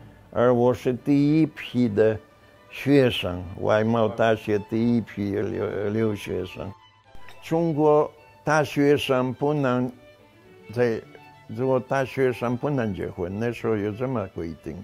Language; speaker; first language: Chinese; non-native, fluent; Polish